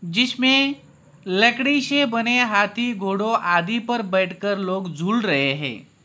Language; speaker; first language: Hindi; non-native, local second language; Marathi